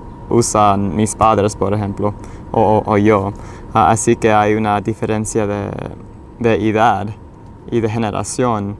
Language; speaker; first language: Spanish; early bilingual, heritage; English